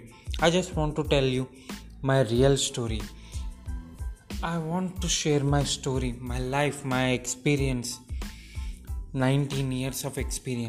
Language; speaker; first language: English; non-native, local second language; Telugu